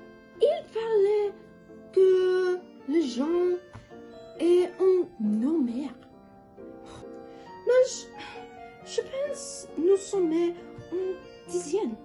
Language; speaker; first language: French; non-native, learner; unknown